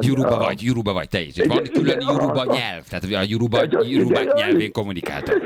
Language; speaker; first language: Hungarian; native; Hungarian